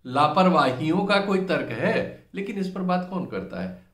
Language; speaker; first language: Hindi; native; Hindi